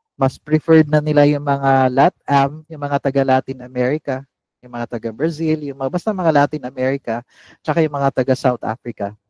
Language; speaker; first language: Filipino; non-native, local second language; Cebuano